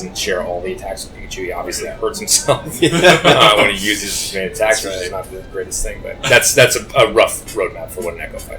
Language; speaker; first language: English; native; English